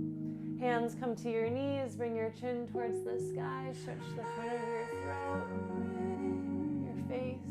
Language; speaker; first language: English; native; English